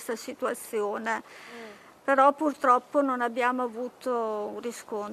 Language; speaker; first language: Italian; native; Italian